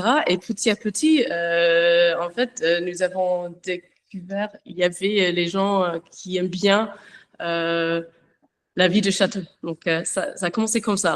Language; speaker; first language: French; non-native, learner; English